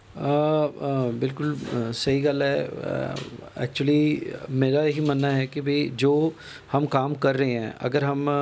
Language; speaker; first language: Hindi; non-native, local second language; Punjabi